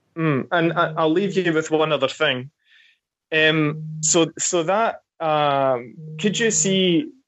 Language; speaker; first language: English; native; English